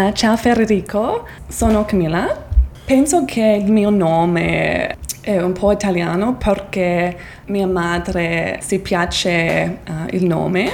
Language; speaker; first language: Italian; non-native, learner; English